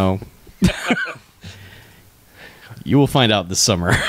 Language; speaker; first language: English; native; English